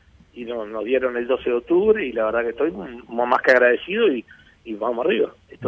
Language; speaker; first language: Spanish; native; Spanish